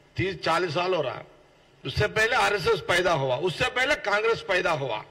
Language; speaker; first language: Hindi; non-native, local second language; Telugu